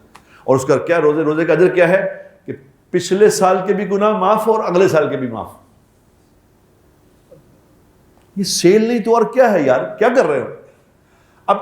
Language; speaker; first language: Urdu; native; Urdu